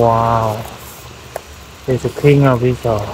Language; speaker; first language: English; non-native, learner; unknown